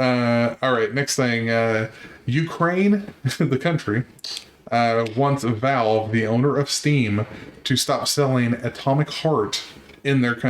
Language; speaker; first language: English; native; English